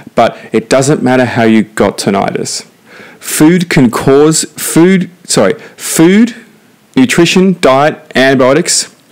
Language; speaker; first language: English; native; English